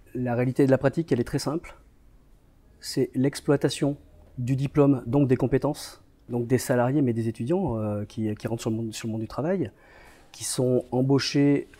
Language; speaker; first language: French; native; French